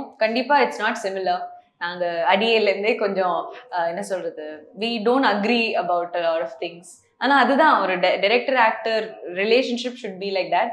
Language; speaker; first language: Tamil; non-native, local second language; Malayalam